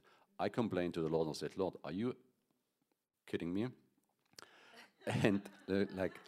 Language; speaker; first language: English; non-native, fluent; German